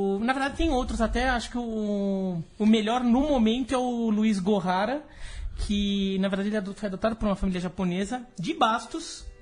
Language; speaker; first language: Portuguese; native; Portuguese